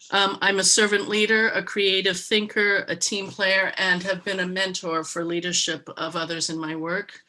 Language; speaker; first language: English; native; English